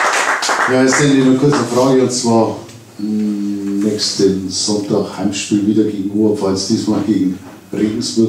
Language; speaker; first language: German; native; German